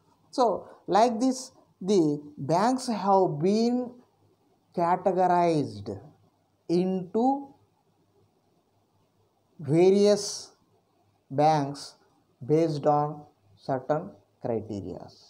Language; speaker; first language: English; non-native, local second language; Telugu